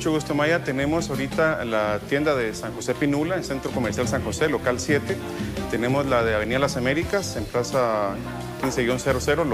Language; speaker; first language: Spanish; native; Spanish